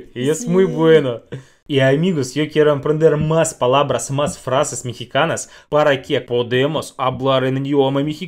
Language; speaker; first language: Spanish; non-native, learner; Russian